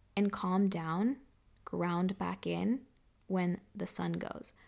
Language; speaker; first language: English; native; English